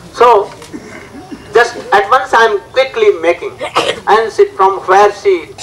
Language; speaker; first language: English; non-native, learner; Bangla